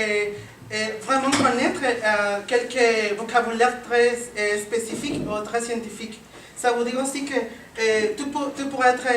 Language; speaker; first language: French; non-native, learner; Spanish